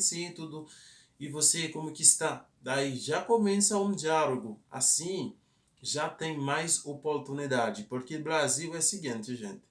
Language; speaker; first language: Portuguese; non-native, fluent; Haitian Creole